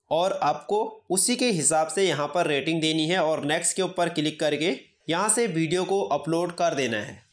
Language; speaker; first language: Hindi; native; Hindi